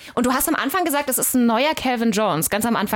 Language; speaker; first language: German; native; German